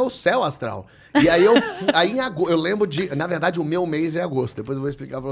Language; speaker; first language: Portuguese; native; Portuguese